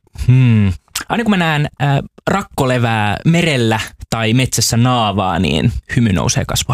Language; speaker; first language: Finnish; native; Finnish